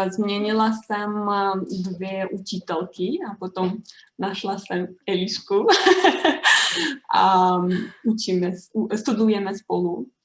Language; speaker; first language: Czech; non-native, learner; Romanian